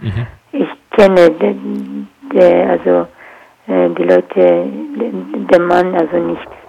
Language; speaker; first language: German; non-native, learner; Kurdish